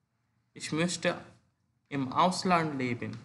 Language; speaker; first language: German; non-native, learner; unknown